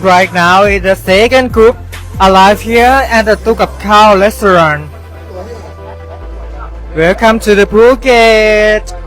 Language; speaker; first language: English; non-native, learner; Thai